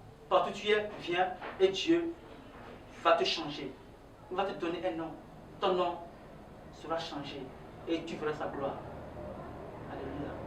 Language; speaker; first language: French; non-native, local second language; Ewe